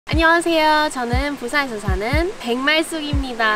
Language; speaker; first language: Korean; non-native, fluent; English